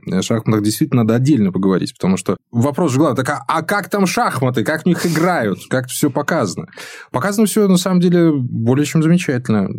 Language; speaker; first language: Russian; native; Russian